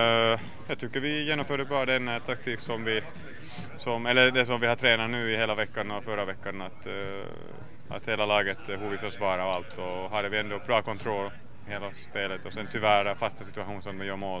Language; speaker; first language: Swedish; non-native, local second language; Finnish